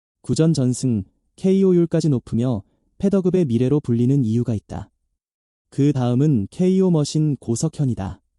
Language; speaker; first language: Korean; native; Korean